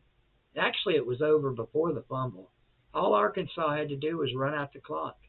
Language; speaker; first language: English; native; English